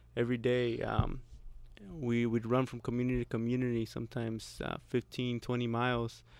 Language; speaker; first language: English; early bilingual, other home language; Spanish